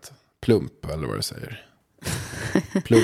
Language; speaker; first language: Swedish; native; Swedish